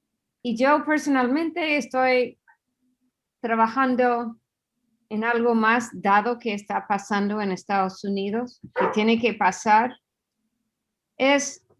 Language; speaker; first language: Spanish; non-native, fluent; English